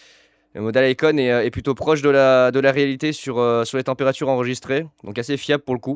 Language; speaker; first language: French; native; French